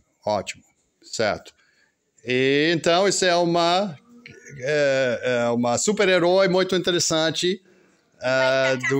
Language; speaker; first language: Portuguese; non-native, fluent; English